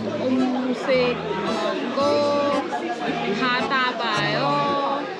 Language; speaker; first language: Korean; non-native, learner; Vietnamese